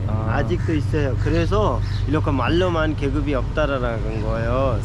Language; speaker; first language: Korean; non-native, fluent; Hindi